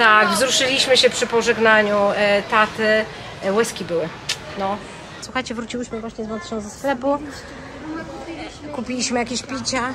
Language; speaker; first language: Polish; native; Polish